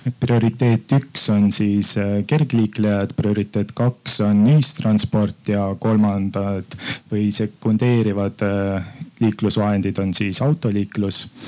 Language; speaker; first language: Estonian; native; Estonian